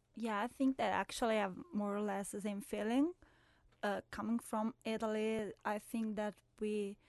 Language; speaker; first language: English; non-native, fluent; Italian